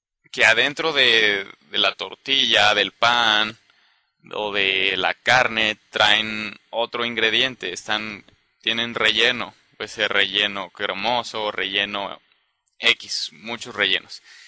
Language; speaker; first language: Spanish; native; Spanish